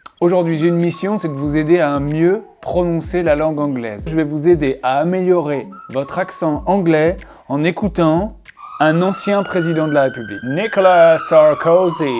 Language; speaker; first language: French; native; French